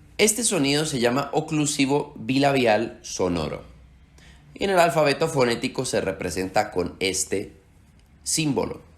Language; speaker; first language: Spanish; early bilingual, heritage; Slovak